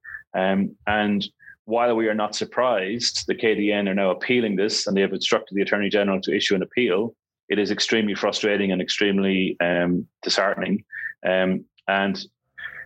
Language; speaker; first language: English; native; English